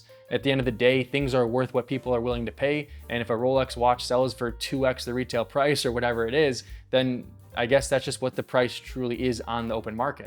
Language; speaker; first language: English; native; English